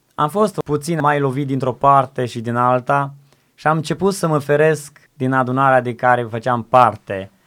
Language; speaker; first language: Romanian; native; Romanian